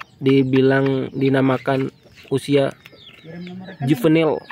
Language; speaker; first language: Indonesian; native; Indonesian